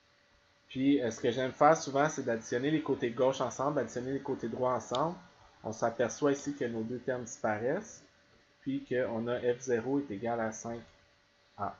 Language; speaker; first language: French; native; French